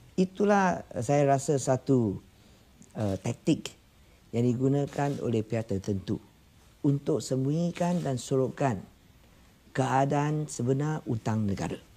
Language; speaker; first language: Malay; non-native, local second language; Chinese